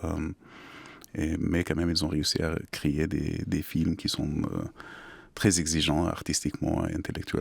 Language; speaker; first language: French; non-native, fluent; Arabic